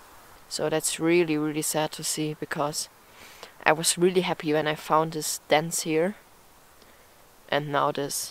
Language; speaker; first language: English; non-native, fluent; German